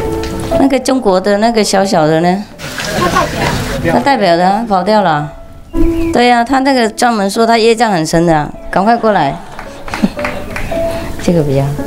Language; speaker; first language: Chinese; non-native, fluent; Vietnamese